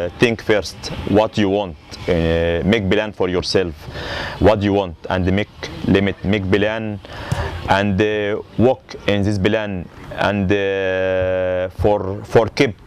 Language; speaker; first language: English; non-native, learner; Arabic